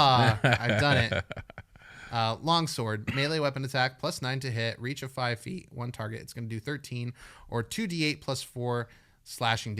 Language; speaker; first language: English; native; English